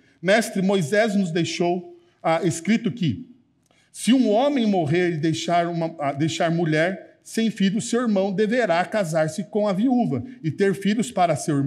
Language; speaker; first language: Portuguese; native; Portuguese